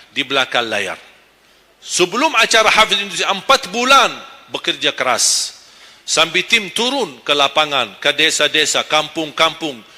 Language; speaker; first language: Malay; non-native, fluent; Arabic